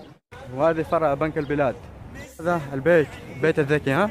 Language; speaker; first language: Arabic; native; Arabic